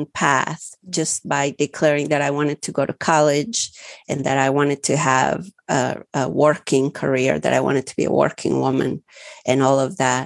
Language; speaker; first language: English; early bilingual, other home language; Spanish